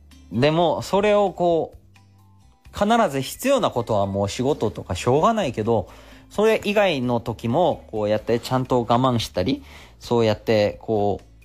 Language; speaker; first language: Japanese; non-native, fluent; Korean